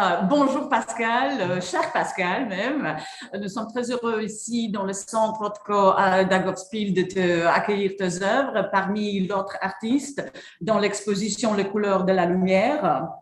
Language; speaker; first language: French; non-native, fluent; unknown